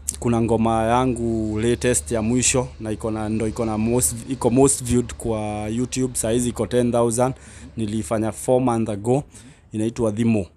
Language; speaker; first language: Swahili; non-native, local second language; Kikuyu